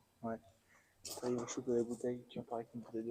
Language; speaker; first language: French; native; French